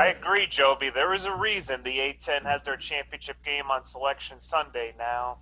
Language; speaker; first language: English; native; English